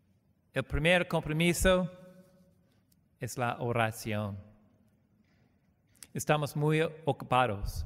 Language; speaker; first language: Spanish; non-native, learner; English